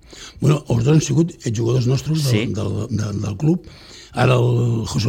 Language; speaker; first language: Catalan; native; Catalan